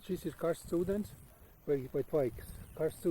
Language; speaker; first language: Latvian; early bilingual, heritage; Latvian